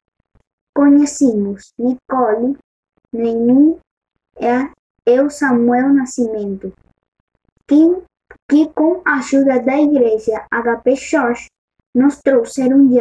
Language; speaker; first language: Portuguese; early bilingual, other home language; Spanish